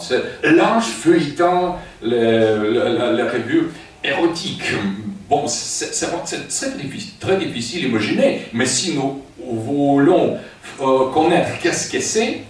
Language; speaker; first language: French; non-native, fluent; Russian